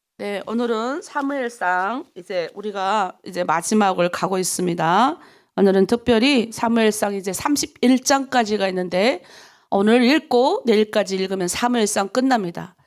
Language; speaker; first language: Korean; native; Korean